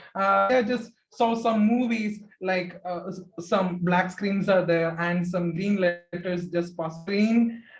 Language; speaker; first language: English; non-native, local second language; Malayalam